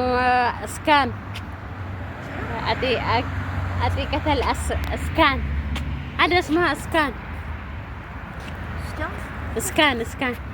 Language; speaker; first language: Arabic; non-native, learner; Amharic